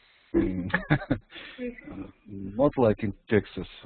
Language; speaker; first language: English; non-native, learner; Russian